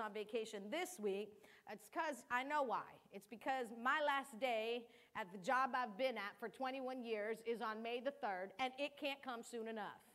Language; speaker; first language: English; early bilingual, other home language; Kabuverdianu